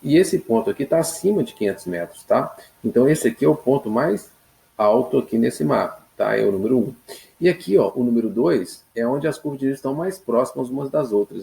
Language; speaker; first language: Portuguese; native; Portuguese